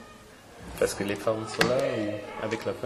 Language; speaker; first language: French; non-native, fluent; English